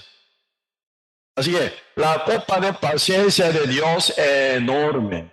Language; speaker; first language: Spanish; non-native, learner; Korean